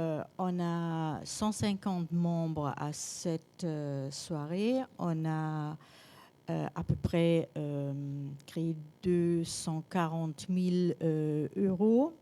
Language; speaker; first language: French; non-native, learner; German